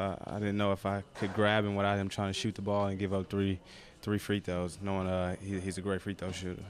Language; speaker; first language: English; native; English